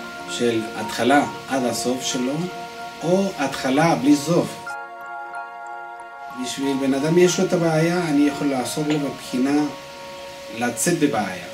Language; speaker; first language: Hebrew; non-native, fluent; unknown